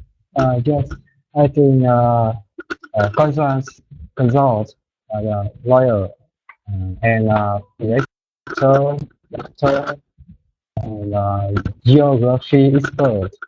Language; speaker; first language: English; non-native, learner; Vietnamese